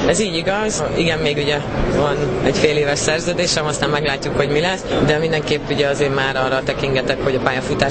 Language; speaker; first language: Hungarian; native; Hungarian